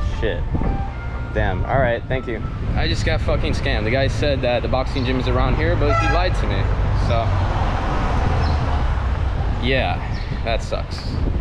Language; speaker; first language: English; native; English